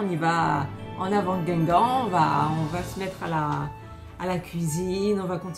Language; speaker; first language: French; native; French